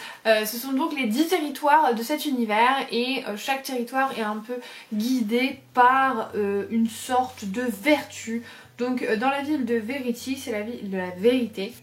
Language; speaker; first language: French; native; French